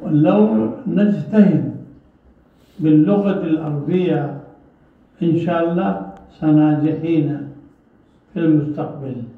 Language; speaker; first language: Arabic; non-native, fluent; Urdu